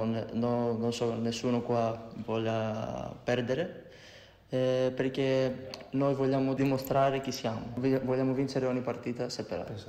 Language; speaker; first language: Italian; non-native, learner; Greek